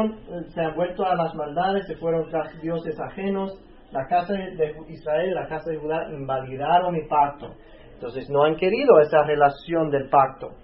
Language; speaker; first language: Spanish; native; Spanish